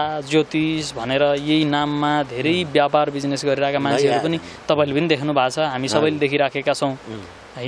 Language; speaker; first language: Nepali; native; Nepali